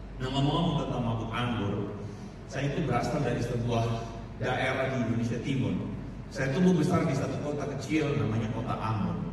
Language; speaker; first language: Indonesian; native; Indonesian